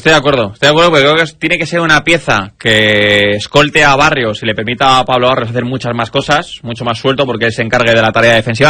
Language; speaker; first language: Spanish; native; Spanish